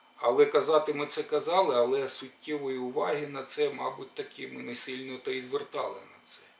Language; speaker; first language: Ukrainian; native; Ukrainian